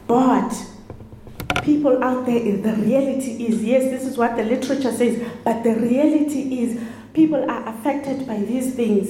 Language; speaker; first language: English; non-native, local second language; Xhosa